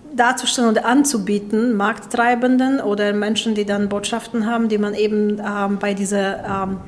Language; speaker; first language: German; non-native, fluent; Polish